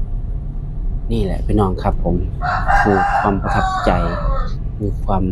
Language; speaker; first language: Thai; non-native, local second language; Lao